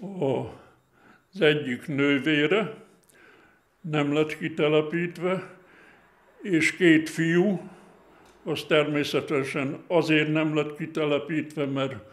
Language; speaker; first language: Hungarian; non-native, local second language; German